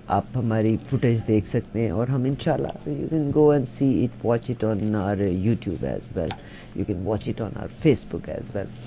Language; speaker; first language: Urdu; native; Urdu